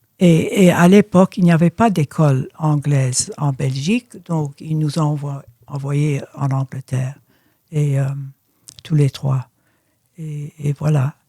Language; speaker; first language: French; early bilingual, other home language; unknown